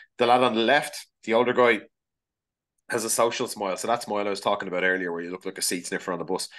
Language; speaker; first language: English; native; English